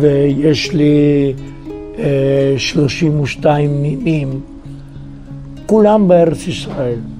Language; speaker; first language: Hebrew; non-native, fluent; Italian